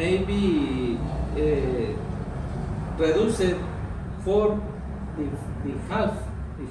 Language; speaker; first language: English; non-native, learner; Spanish